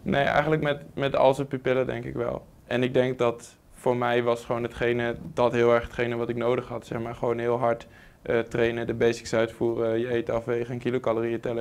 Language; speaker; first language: Dutch; native; Dutch